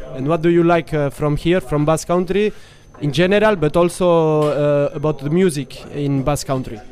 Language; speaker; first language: English; non-native, learner; Basque